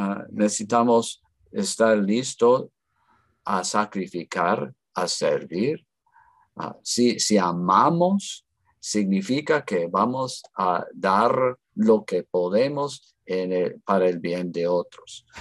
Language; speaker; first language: Spanish; non-native, fluent; English